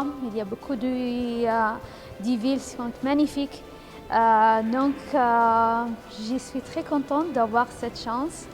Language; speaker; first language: French; non-native, fluent; Arabic